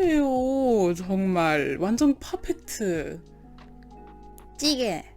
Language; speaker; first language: Korean; non-native, learner; English